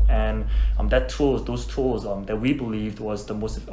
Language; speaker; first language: English; non-native, fluent; Korean